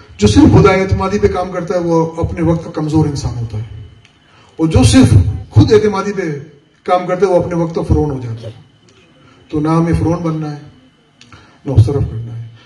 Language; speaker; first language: Urdu; non-native, local second language; Memoni